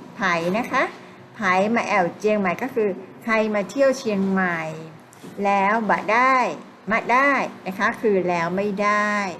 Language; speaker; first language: Thai; native; Thai